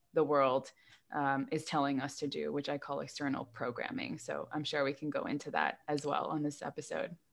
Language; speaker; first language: English; native; English